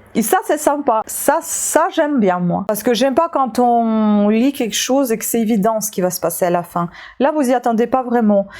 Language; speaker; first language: French; non-native, fluent; Russian